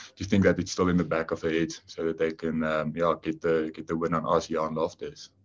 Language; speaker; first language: English; non-native, local second language; Afrikaans